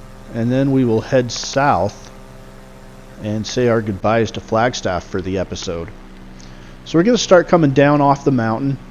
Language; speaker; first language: English; native; English